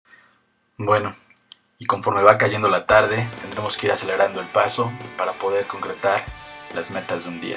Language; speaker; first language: Spanish; native; Spanish